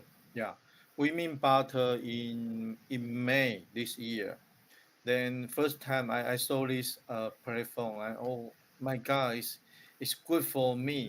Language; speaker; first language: English; non-native, learner; Chinese